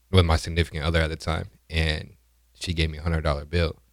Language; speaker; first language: English; native; English